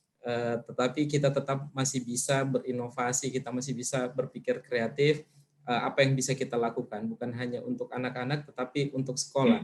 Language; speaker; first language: Indonesian; native; Indonesian